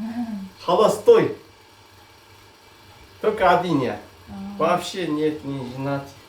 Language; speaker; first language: Russian; non-native, local second language; Kazakh